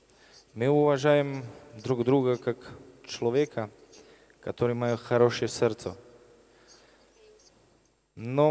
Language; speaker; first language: Russian; non-native, learner; Slovak